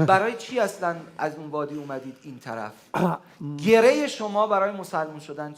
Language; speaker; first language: Persian; native; Persian